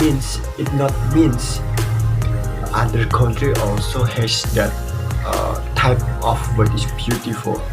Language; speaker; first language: English; non-native, learner; Indonesian